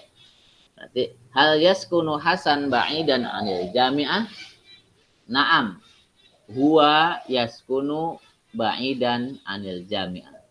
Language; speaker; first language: Arabic; non-native, fluent; Indonesian